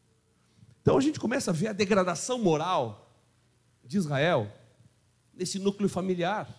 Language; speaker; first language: Portuguese; native; Portuguese